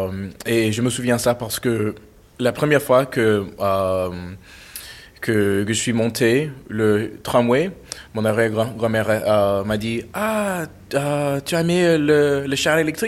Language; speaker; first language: French; non-native, fluent; English